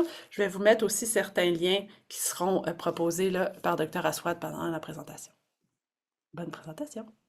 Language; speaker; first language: French; native; French